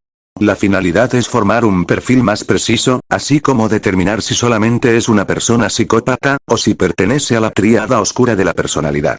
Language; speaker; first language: Spanish; native; Spanish